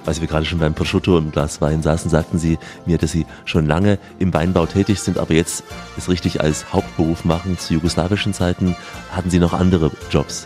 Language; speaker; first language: German; native; German